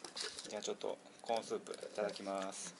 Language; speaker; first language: Japanese; native; Japanese